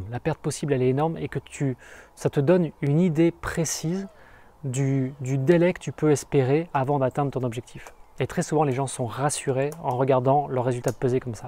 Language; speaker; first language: French; native; French